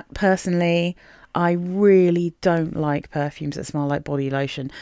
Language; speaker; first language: English; native; English